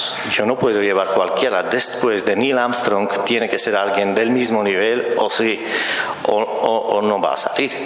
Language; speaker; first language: Spanish; non-native, fluent; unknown